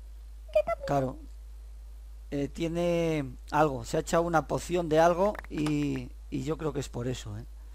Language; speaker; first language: Spanish; native; Spanish